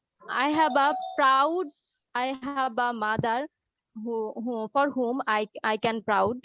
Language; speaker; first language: English; non-native, learner; Bangla